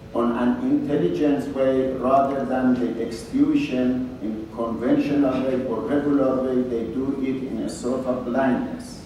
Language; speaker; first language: English; non-native, fluent; Persian